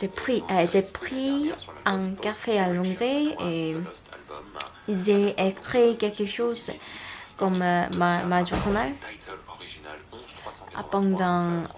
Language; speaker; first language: French; non-native, learner; Korean